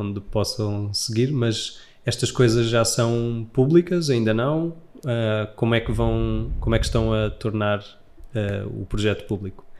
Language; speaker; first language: Portuguese; non-native, learner; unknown